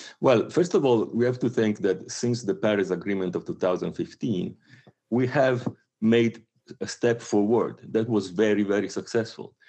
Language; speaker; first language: English; non-native, fluent; Italian